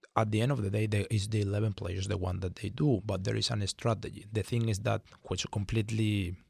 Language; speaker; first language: English; non-native, fluent; Spanish